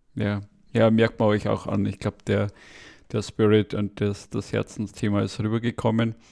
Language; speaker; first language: German; native; German